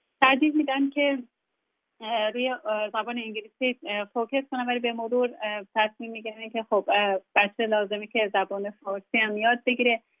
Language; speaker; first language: Persian; native; Persian